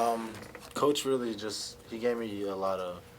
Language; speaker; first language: English; native; English